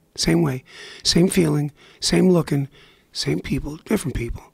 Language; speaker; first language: English; native; English